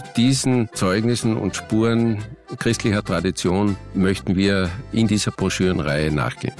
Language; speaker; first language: German; native; German